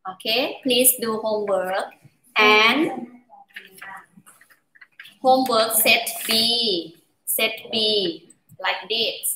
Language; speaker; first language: English; non-native, learner; Thai